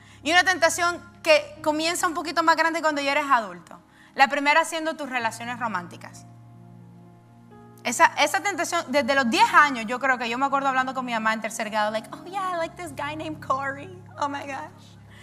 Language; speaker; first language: Spanish; early bilingual, heritage; Spanish